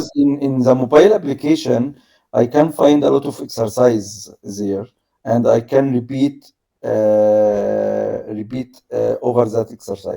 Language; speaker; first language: English; non-native, learner; Arabic